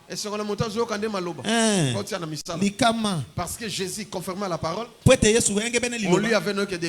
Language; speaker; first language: French; non-native, local second language; Lingala